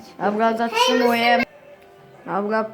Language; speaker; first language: Polish; early bilingual, heritage; Polish